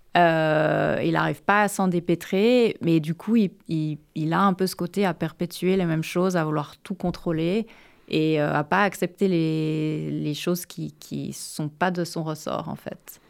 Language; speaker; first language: French; native; French